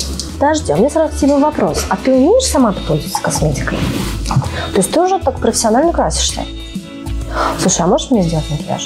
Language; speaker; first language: Russian; native; Russian